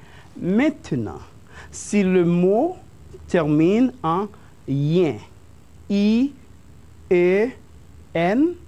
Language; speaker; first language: French; non-native, fluent; Spanish